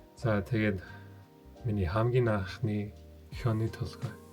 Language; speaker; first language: Mongolian; non-native, learner; English